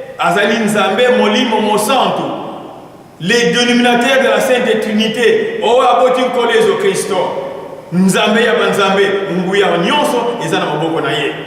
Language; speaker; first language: Lingala; non-native, local second language; Kongo